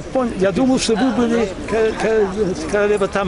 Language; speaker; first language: Russian; early bilingual, heritage; Russian